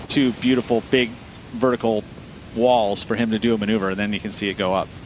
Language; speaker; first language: English; native; English